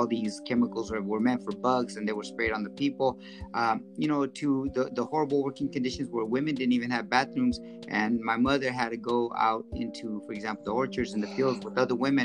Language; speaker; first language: English; early bilingual, other home language; Spanish